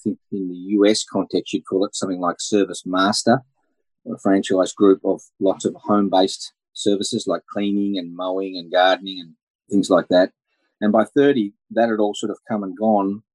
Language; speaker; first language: English; native; English